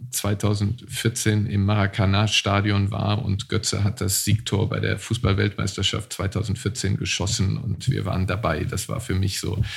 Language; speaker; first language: German; native; German